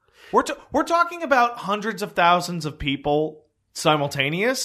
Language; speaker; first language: English; early bilingual, other home language; French